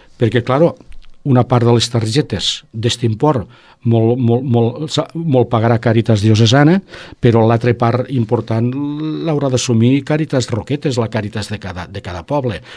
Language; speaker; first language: Catalan; native; Catalan